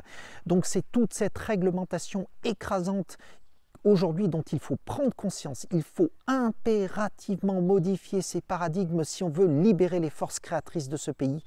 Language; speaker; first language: French; native; French